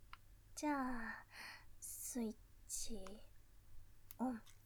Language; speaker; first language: Japanese; native; Japanese